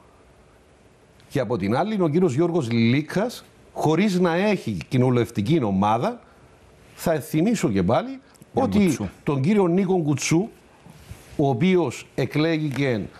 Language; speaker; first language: Greek; native; Greek